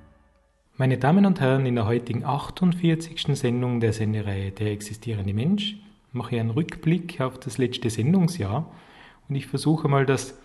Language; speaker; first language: German; native; German